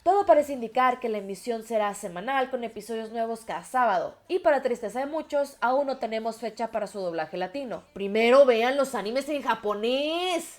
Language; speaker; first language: Spanish; native; Spanish